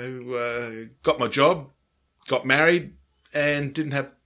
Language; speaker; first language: English; native; English